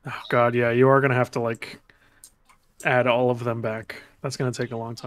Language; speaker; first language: English; native; English